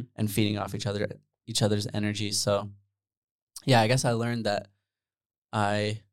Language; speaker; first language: English; early bilingual, other home language; Dutch